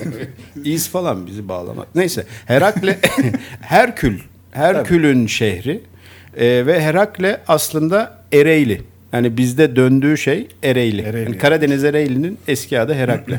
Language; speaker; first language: Turkish; native; Turkish